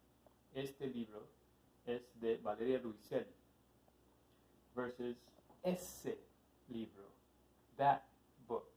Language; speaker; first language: Spanish; non-native, fluent; English